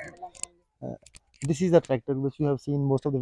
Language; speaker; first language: English; non-native, local second language; Punjabi